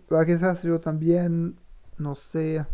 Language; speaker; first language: Spanish; non-native, learner; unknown